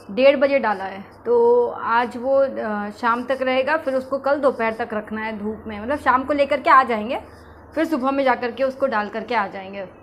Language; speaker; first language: Hindi; native; Hindi